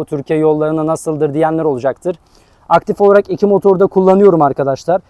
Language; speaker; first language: Turkish; native; Turkish